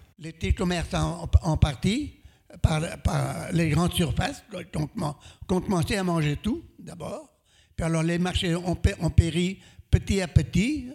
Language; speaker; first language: French; native; French